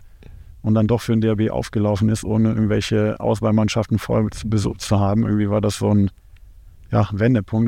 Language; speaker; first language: German; native; German